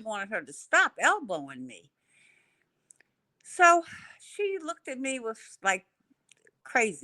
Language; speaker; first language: English; native; English